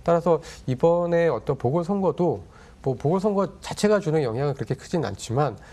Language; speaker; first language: Korean; native; Korean